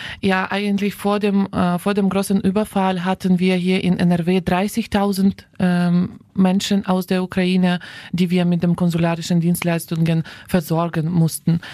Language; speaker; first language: German; non-native, fluent; Ukrainian